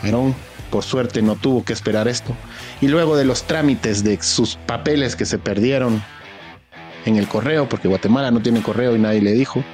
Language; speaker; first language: Spanish; native; Spanish